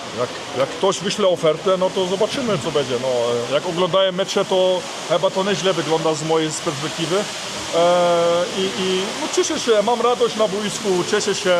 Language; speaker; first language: Polish; early bilingual, heritage; Polish